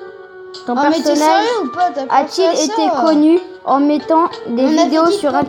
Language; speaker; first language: French; native; French